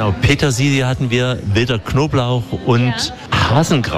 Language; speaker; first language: German; native; German